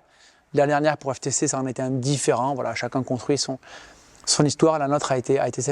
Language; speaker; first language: French; native; French